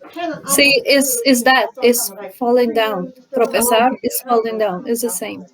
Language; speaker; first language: English; non-native, learner; Spanish